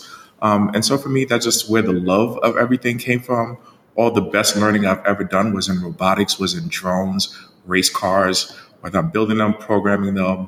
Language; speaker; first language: English; early bilingual, other home language; Haitian Creole